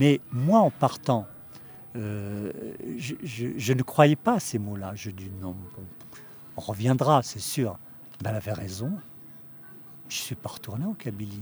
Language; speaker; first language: French; early bilingual, other home language; Kabyle